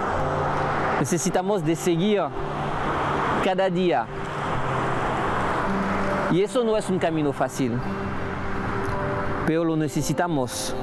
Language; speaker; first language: Spanish; non-native, fluent; French